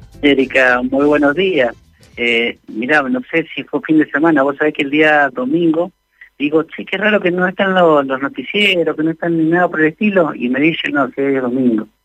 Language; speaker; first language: Spanish; native; Spanish